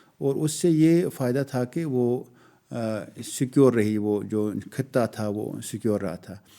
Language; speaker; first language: Urdu; non-native, local second language; Kashmiri